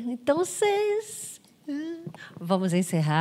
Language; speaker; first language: Spanish; non-native, learner; Portuguese